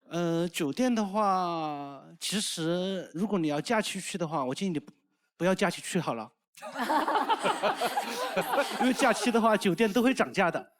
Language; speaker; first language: Chinese; native; Chinese